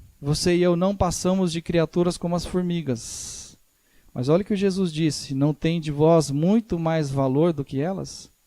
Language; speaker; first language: Portuguese; native; Portuguese